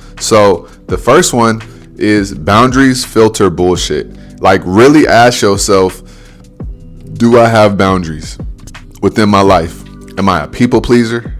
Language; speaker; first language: English; native; English